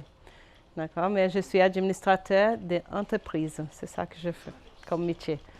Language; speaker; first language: French; non-native, fluent; Portuguese